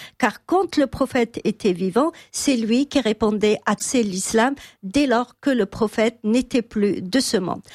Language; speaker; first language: French; non-native, local second language; Arabic